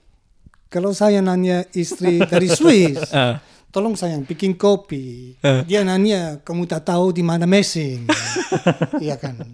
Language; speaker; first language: Indonesian; non-native, learner; German